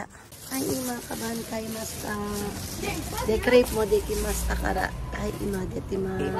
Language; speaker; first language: Japanese; non-native, fluent; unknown